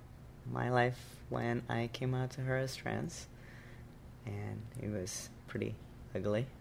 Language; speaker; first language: English; non-native, fluent; Portuguese